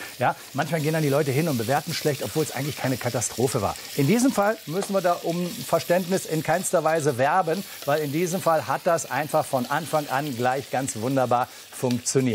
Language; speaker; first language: German; native; German